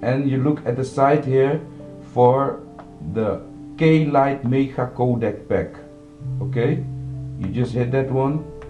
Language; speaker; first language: English; non-native, fluent; Dutch